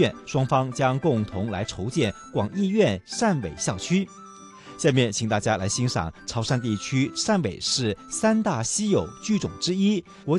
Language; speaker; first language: Chinese; native; Chinese